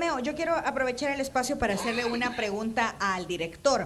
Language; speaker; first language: Spanish; native; Spanish